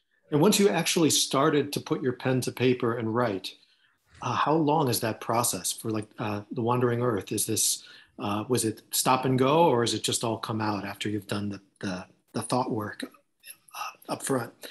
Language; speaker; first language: English; native; English